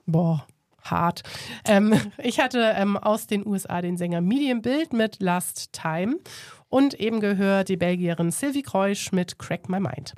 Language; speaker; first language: German; native; German